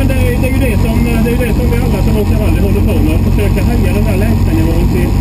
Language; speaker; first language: Swedish; native; Swedish